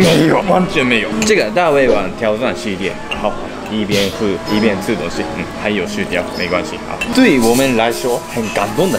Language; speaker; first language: Chinese; non-native, fluent; Japanese